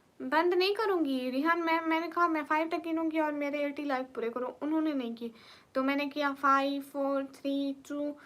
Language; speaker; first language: Urdu; non-native, local second language; Punjabi